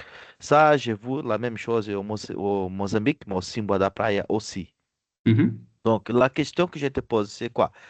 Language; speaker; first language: French; non-native, fluent; Portuguese